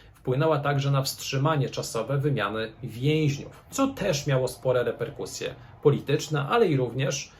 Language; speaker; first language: Polish; native; Polish